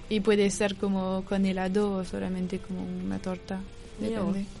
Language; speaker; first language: Spanish; non-native, fluent; French